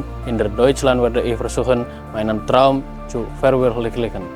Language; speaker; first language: German; non-native, learner; Indonesian